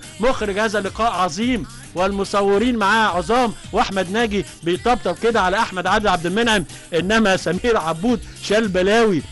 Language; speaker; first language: Arabic; native; Arabic